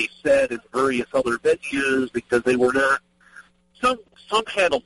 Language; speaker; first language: English; native; English